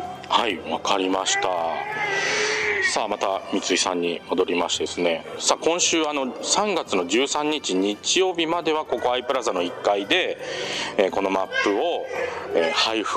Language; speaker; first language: Japanese; native; Japanese